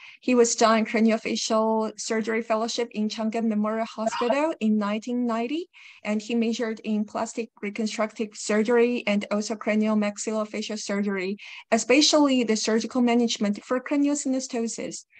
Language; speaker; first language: English; non-native, fluent; Chinese